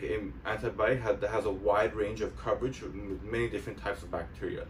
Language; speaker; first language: English; native; English